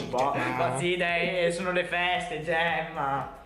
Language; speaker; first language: Italian; native; Italian